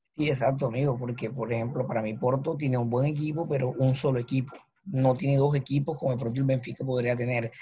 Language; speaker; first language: Spanish; native; Spanish